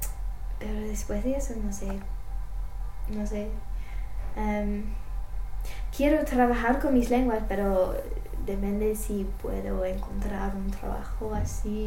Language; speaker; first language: Spanish; non-native, learner; English